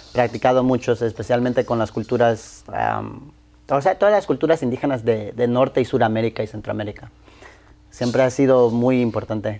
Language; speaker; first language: Spanish; early bilingual, heritage; Spanish